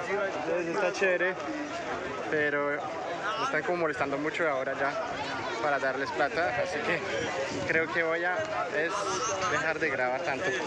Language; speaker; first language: Spanish; non-native, fluent; French